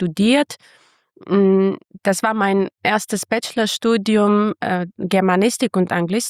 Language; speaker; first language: German; non-native, fluent; Armenian